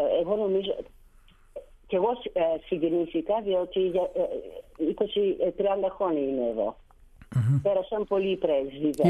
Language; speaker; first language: Greek; native; Greek